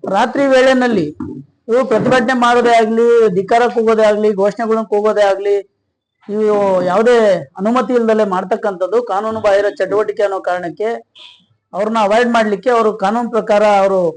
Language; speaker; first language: Kannada; non-native, local second language; Lambadi